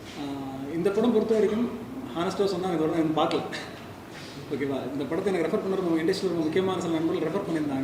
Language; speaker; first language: Tamil; native; Tamil